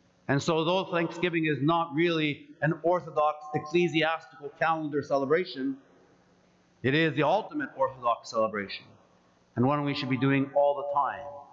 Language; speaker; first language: English; early bilingual, other home language; Greek